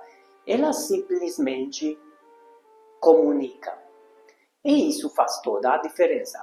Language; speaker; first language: Portuguese; non-native, fluent; Hungarian